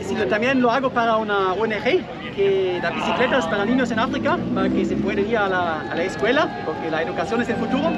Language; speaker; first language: Spanish; non-native, fluent; German